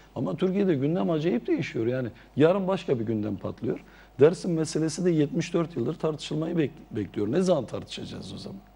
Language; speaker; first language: Turkish; non-native, local second language; Zaza